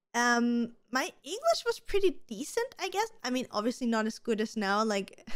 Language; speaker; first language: English; non-native, fluent; German